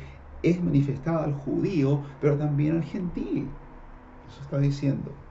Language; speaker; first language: Spanish; native; Spanish